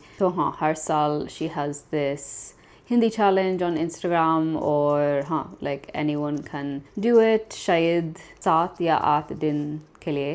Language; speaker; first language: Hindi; non-native, learner; English